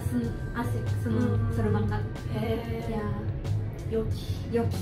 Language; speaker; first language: Indonesian; non-native, fluent; Japanese